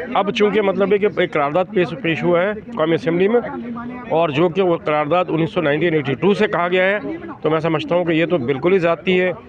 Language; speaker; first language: Urdu; native; Urdu